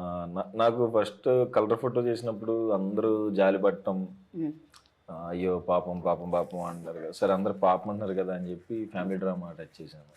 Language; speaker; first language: Telugu; native; Telugu